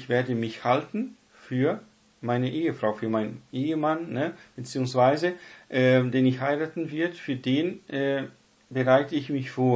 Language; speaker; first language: German; non-native, fluent; Portuguese